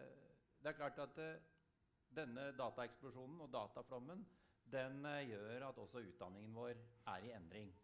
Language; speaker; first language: Norwegian; native; Norwegian